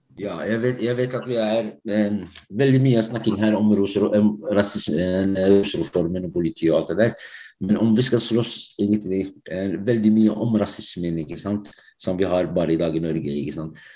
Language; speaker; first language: Norwegian; non-native, fluent; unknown